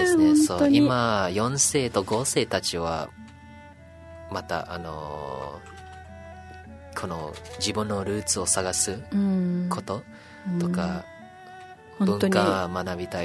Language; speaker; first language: Japanese; non-native, learner; English